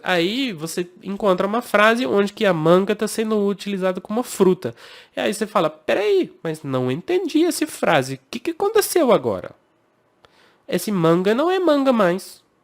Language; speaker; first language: Portuguese; non-native, fluent; English